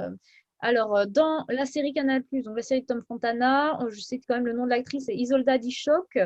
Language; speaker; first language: French; native; French